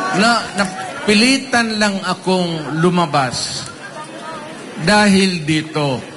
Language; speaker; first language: Filipino; non-native, local second language; Cebuano